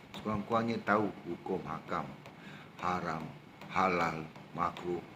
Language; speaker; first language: Malay; native; Malay